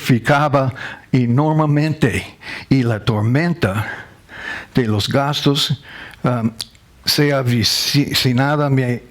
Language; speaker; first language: Spanish; non-native, learner; English